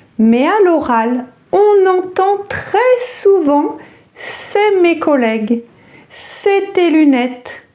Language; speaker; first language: French; native; French